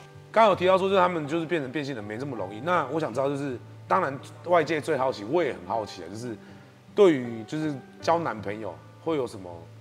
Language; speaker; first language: Chinese; native; Chinese